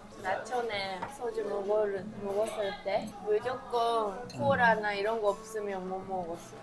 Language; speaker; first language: Korean; non-native, learner; Japanese